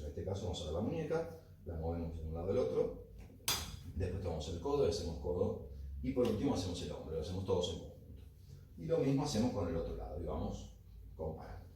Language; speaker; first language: Spanish; native; Spanish